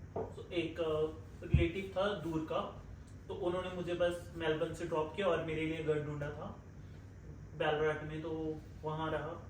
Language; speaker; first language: Hindi; non-native, local second language; Punjabi